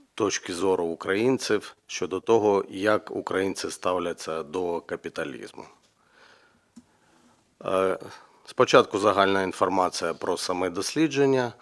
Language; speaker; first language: Ukrainian; native; Ukrainian